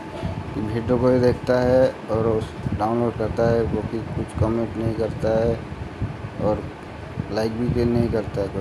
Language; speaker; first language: Hindi; non-native, local second language; Bangla